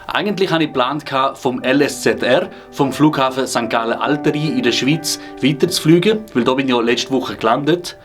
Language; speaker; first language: German; native; German